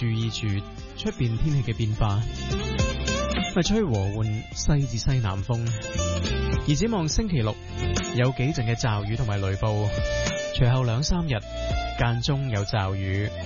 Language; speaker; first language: Chinese; non-native, local second language; Cantonese